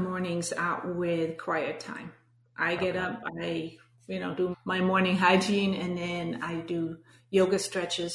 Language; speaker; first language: English; non-native, fluent; Danish